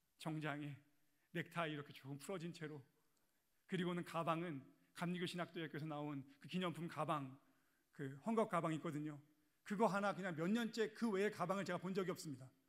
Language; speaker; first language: Korean; native; Korean